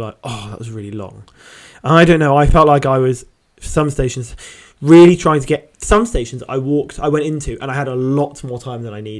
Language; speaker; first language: English; native; English